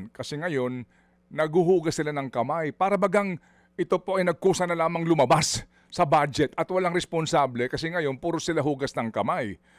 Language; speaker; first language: Filipino; native; Filipino